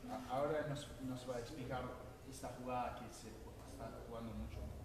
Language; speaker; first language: Spanish; native; Spanish